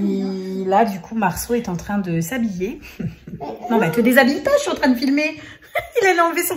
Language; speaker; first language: French; native; French